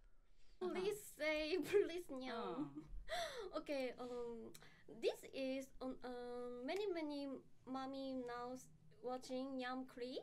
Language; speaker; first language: English; non-native, learner; Korean